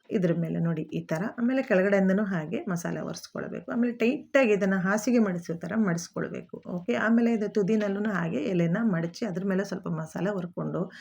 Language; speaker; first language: Kannada; non-native, local second language; Konkani